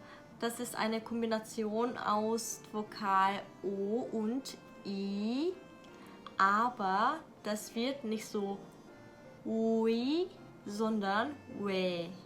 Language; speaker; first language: German; non-native, learner; Korean